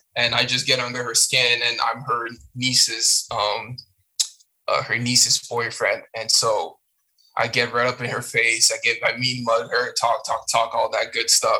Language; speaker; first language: English; non-native, fluent; French